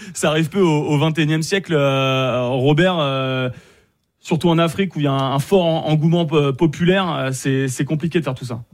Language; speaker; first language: French; native; French